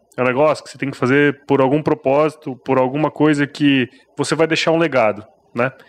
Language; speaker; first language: Portuguese; native; Portuguese